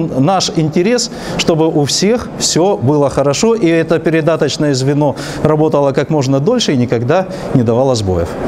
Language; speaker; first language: Russian; native; Russian